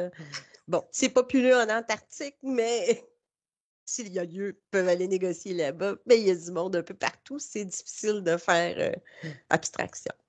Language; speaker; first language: French; native; French